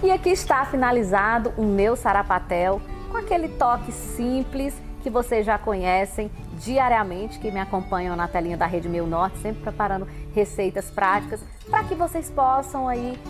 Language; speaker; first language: Portuguese; native; Portuguese